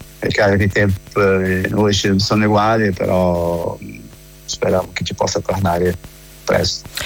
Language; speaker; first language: Italian; non-native, fluent; Portuguese